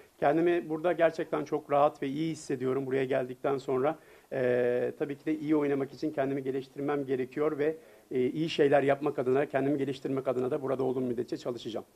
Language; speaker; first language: Turkish; native; Turkish